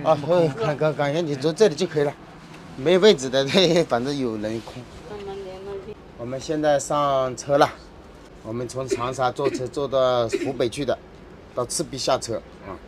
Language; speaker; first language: Chinese; native; Chinese